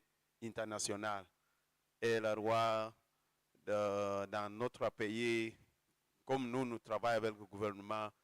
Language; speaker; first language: French; non-native, learner; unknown